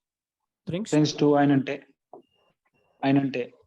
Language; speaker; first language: German; non-native, learner; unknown